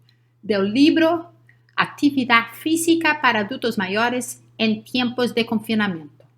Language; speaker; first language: Spanish; non-native, learner; Portuguese